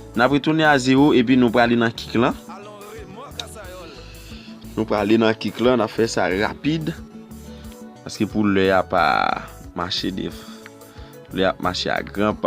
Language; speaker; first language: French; non-native, learner; Haitian Creole